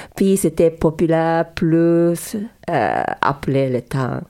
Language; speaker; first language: French; non-native, learner; Japanese